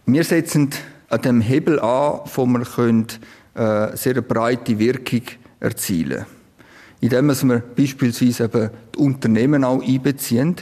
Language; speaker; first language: German; native; German